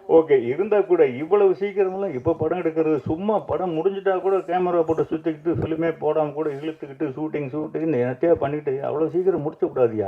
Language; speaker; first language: Tamil; native; Tamil